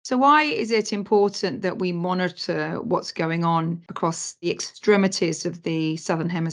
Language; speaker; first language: English; native; English